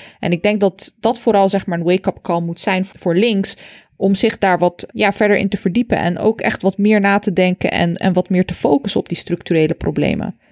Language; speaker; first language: Dutch; early bilingual, other home language; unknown